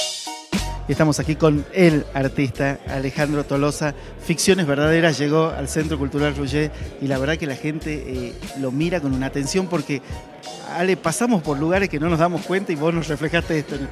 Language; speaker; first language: Spanish; native; Spanish